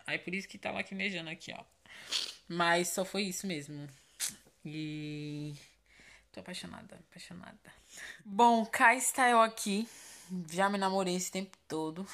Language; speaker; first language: Portuguese; native; Portuguese